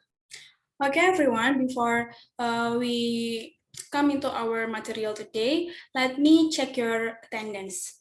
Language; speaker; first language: English; non-native, learner; Indonesian